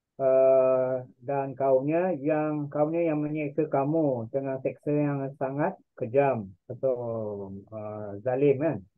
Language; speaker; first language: Malay; native; Malay